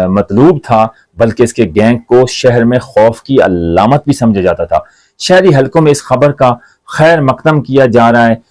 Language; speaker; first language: Urdu; non-native, local second language; Punjabi